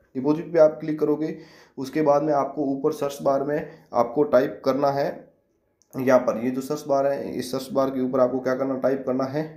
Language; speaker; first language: Hindi; native; Hindi